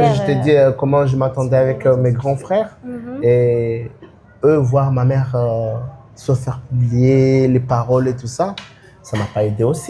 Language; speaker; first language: French; non-native, local second language; Ngazidja Comorian